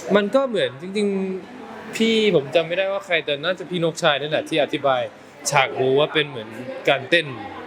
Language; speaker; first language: Thai; early bilingual, heritage; Thai